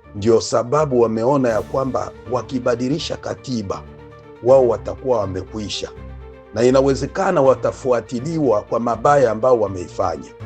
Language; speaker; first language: Swahili; native; Swahili